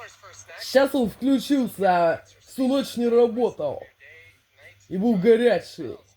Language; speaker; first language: Russian; native; Russian